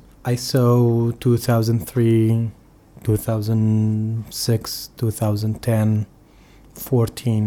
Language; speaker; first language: English; non-native, fluent; Arabic